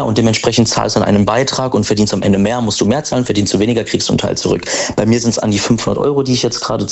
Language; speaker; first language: German; native; German